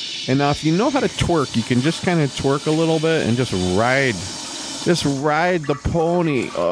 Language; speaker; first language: English; native; English